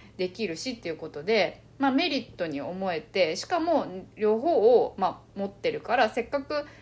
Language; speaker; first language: Japanese; early bilingual, other home language; Chinese